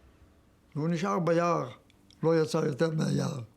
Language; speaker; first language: Hebrew; non-native, fluent; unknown